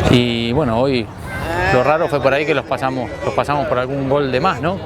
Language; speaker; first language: Spanish; native; Spanish